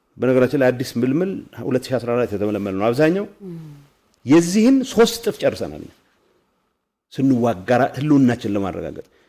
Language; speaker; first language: Amharic; non-native, local second language; Tigrinya